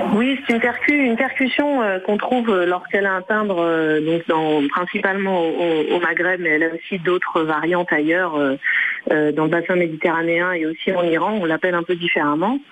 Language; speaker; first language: French; early bilingual, other home language; Arabic